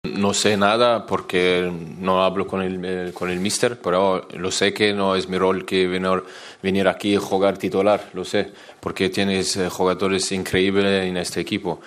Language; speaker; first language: Spanish; non-native, fluent; German